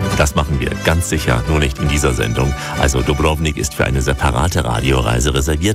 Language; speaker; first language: German; native; German